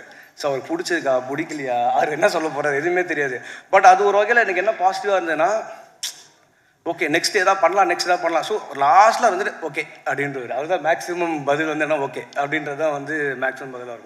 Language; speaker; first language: Tamil; native; Tamil